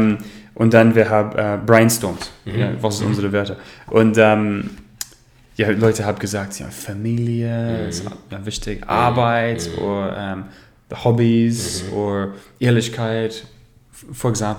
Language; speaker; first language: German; non-native, learner; English